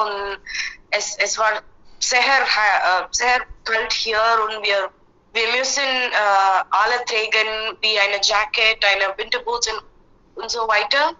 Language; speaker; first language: German; non-native, learner; Hindi